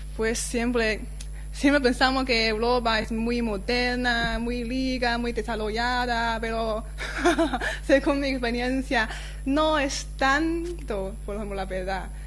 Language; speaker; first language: Spanish; non-native, fluent; Chinese